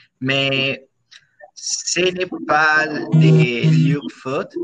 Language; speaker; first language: French; non-native, learner; Spanish